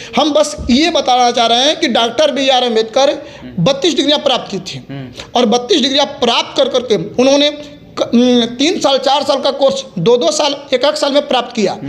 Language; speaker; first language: Hindi; native; Hindi